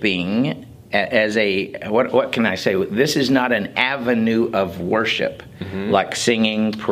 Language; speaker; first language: English; native; English